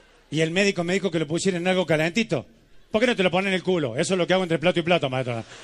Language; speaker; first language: Spanish; native; Spanish